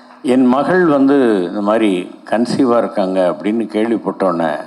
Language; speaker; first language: Tamil; native; Tamil